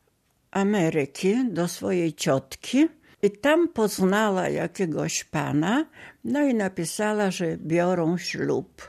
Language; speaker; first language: Polish; non-native, local second language; Ukrainian